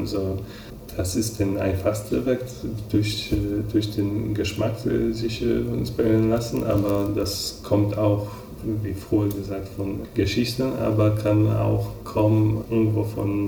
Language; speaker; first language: German; non-native, fluent; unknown